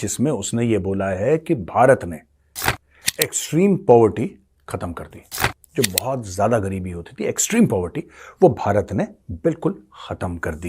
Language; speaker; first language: Hindi; native; Hindi